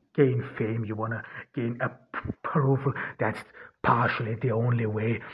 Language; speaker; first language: English; non-native, fluent; Turkish